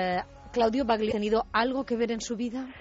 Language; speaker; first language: Spanish; native; Spanish